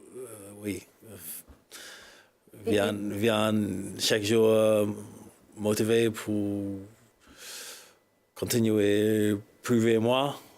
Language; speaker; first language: French; non-native, learner; English